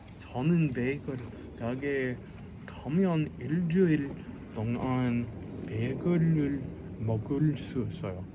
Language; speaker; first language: Korean; non-native, learner; English